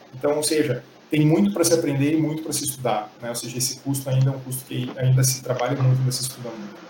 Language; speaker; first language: Portuguese; native; Portuguese